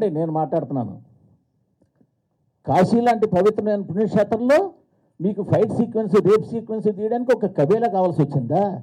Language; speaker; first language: Telugu; native; Telugu